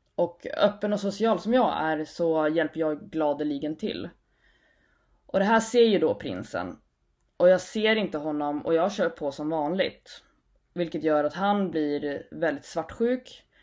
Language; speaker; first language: Swedish; native; Swedish